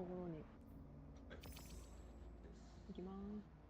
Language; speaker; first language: Japanese; native; Japanese